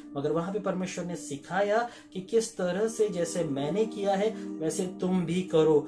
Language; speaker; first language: Hindi; non-native, local second language; Marathi